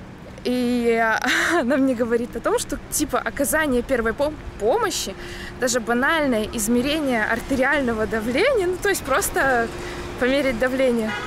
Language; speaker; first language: Russian; native; Russian